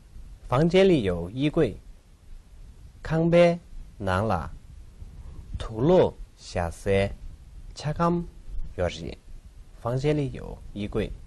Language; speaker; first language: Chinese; non-native, local second language; Tibetan